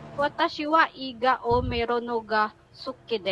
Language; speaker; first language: Japanese; non-native, learner; Filipino